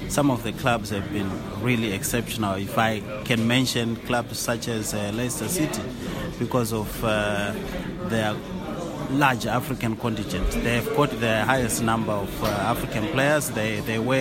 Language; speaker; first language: English; non-native, local second language; Shona